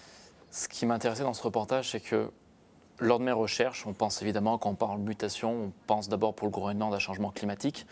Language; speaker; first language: French; native; French